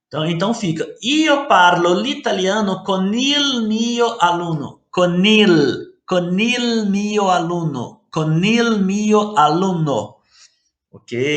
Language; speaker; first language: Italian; non-native, fluent; Portuguese